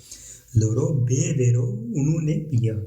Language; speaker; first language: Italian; non-native, learner; Urdu